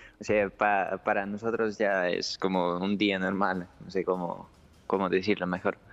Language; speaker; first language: Spanish; non-native, fluent; Ukrainian